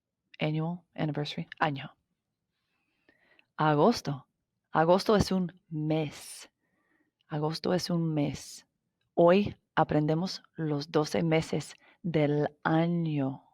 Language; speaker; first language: Spanish; non-native, fluent; English